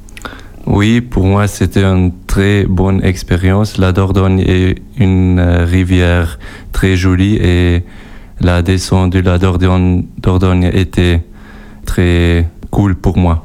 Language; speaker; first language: French; non-native, local second language; German